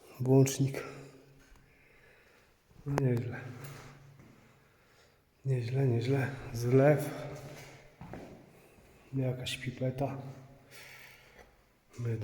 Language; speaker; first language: Polish; native; Polish